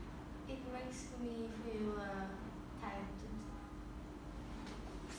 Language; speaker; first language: English; non-native, learner; Vietnamese